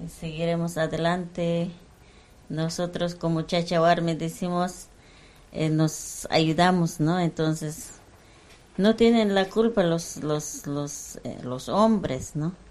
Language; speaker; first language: Spanish; non-native, local second language; Aymara